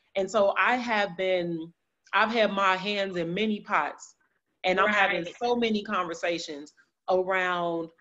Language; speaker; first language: English; native; English